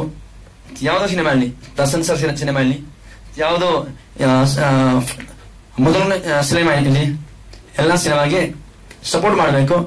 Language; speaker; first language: Kannada; non-native, learner; Hindi